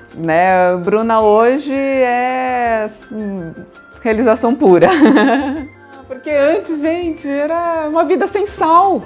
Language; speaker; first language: Portuguese; native; Portuguese